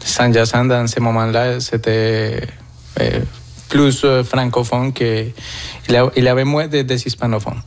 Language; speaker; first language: French; non-native, fluent; Spanish